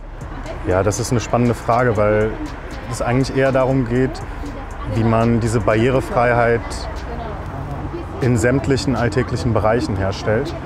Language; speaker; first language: German; native; German